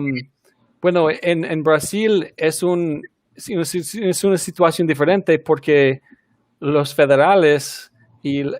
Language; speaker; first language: Spanish; early bilingual, heritage; Spanish